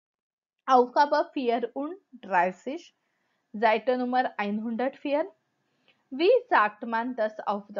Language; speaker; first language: German; non-native, fluent; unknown